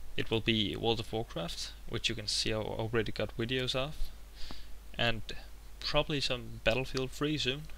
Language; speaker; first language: English; non-native, fluent; Danish